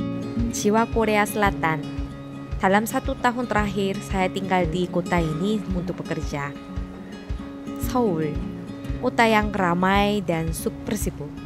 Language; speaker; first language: Indonesian; non-native, fluent; Korean